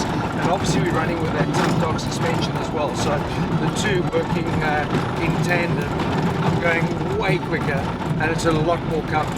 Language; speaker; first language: English; native; English